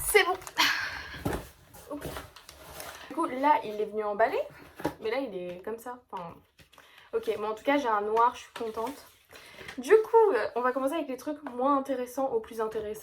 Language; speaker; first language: French; native; French